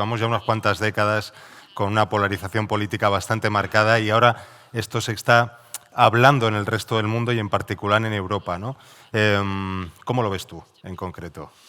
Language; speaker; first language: Spanish; native; Spanish